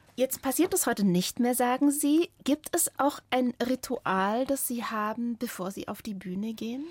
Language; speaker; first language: German; native; German